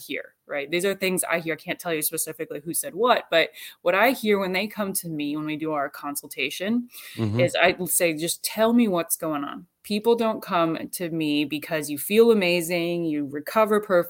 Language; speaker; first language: English; native; English